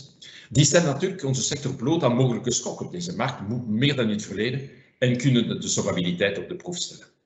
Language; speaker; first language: Dutch; non-native, fluent; French